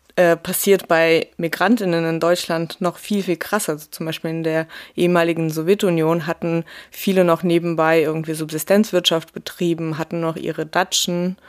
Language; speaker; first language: German; early bilingual, other home language; Russian